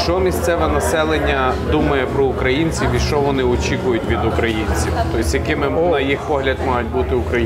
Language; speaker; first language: Ukrainian; native; Ukrainian